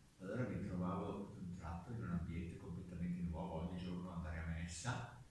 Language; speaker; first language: Italian; non-native, local second language; German